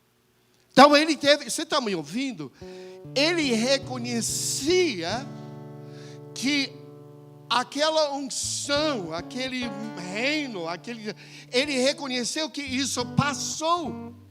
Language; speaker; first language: Portuguese; non-native, fluent; English